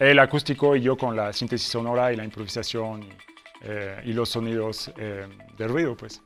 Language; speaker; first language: Spanish; non-native, fluent; French